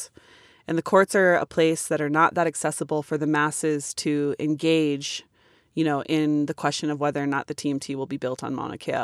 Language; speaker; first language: English; native; English